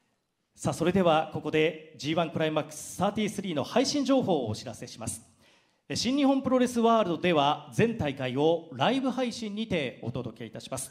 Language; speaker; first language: Japanese; native; Japanese